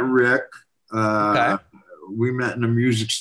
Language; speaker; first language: English; native; English